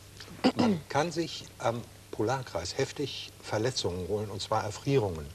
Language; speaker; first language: German; native; German